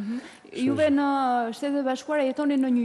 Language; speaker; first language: Albanian; native; Albanian